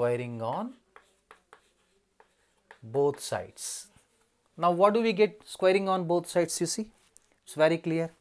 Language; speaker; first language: English; non-native, local second language; Telugu